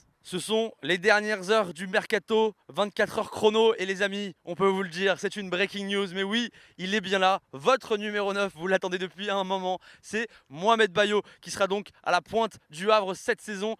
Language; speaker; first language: French; native; French